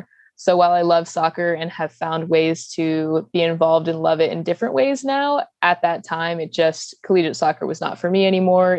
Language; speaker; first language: English; native; English